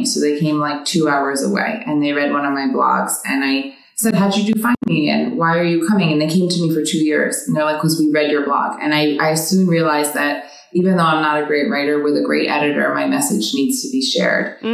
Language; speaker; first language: English; native; English